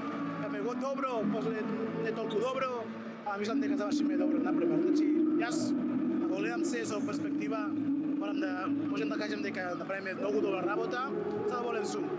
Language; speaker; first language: Macedonian; non-native, learner; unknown